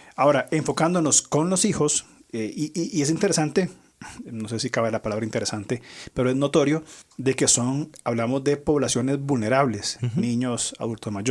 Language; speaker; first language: Spanish; native; Spanish